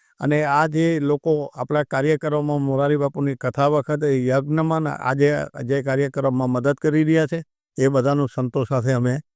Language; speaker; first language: Gujarati; non-native, local second language; Sindhi